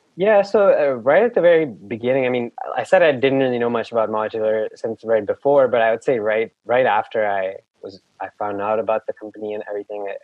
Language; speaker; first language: English; non-native, local second language; Hindi